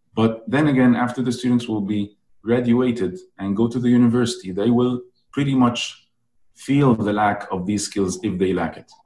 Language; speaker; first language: English; non-native, fluent; Arabic